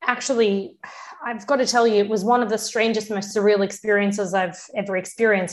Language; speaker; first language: English; early bilingual, other home language; Russian